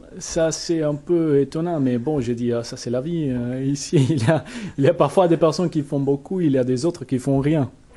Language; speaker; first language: French; non-native, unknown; Spanish